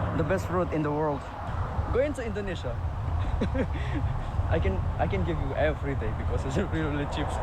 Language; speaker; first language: English; non-native, learner; Indonesian